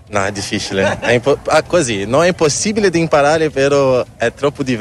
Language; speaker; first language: Italian; non-native, learner; Portuguese